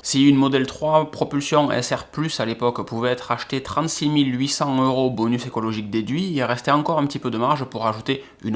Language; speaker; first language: French; native; French